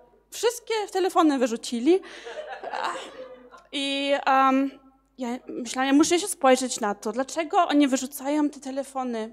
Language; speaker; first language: Polish; early bilingual, other home language; German